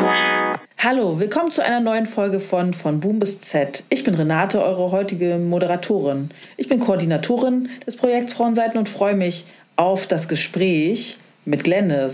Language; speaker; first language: German; native; German